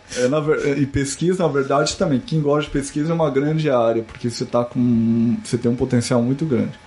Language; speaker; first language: Portuguese; native; Portuguese